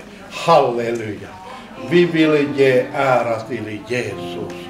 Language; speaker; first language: Swedish; non-native, fluent; Finnish